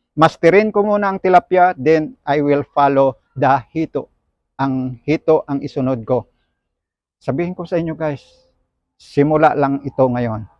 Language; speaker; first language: Filipino; non-native, local second language; Hiligaynon